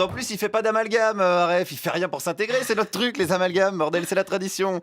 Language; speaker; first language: French; native; French